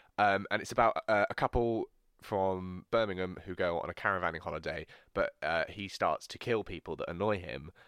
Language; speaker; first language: English; native; English